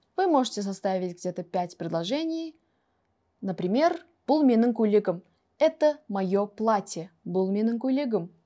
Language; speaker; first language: Russian; non-native, local second language; Kara-Kalpak